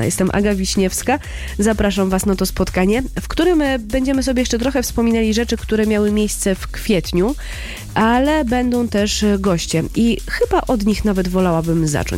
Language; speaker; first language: Polish; native; Polish